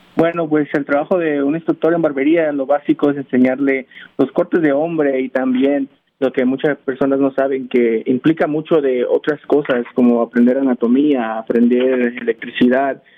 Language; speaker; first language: Spanish; early bilingual, heritage; Spanish